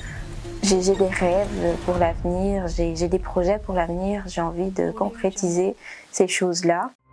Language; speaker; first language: French; early bilingual, other home language; Portuguese